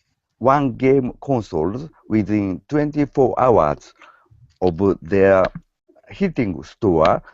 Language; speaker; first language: English; non-native, learner; Japanese